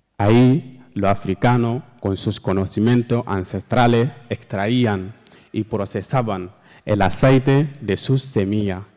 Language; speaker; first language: Spanish; non-native, learner; Fula